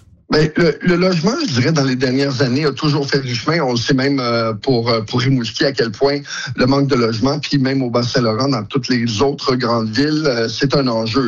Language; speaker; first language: French; native; French